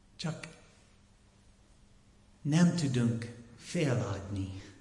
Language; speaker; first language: Hungarian; non-native, learner; English